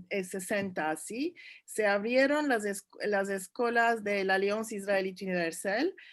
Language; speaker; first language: Spanish; early bilingual, heritage; Turkish